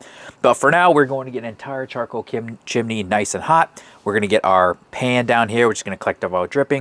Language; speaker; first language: English; native; English